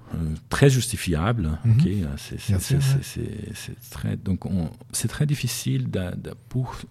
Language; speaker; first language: French; non-native, fluent; Portuguese